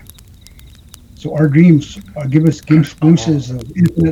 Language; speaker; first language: English; native; English